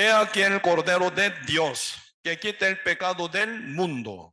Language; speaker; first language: Spanish; non-native, learner; Korean